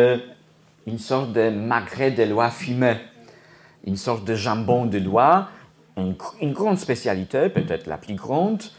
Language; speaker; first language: French; non-native, fluent; Polish